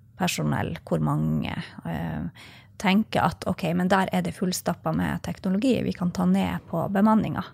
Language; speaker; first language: Norwegian; native; Norwegian